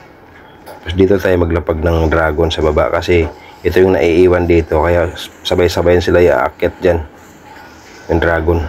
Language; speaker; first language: Filipino; native; Filipino